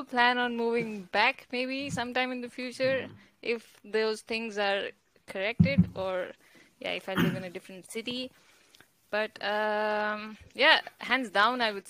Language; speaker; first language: English; non-native, local second language; Hindi